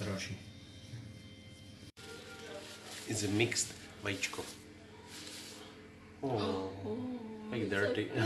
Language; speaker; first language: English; non-native, fluent; Czech